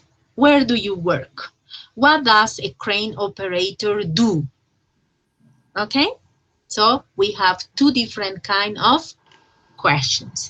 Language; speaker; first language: English; non-native, fluent; Spanish